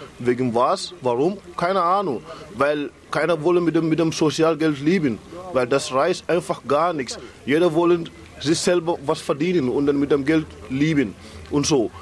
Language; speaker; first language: German; non-native, learner; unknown